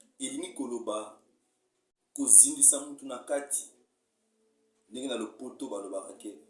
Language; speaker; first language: Lingala; native; Lingala